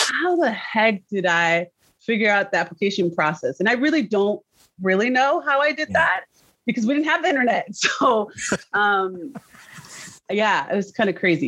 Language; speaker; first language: English; early bilingual, other home language; Spanish